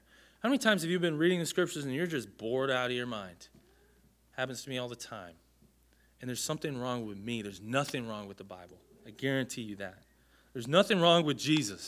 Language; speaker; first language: English; native; English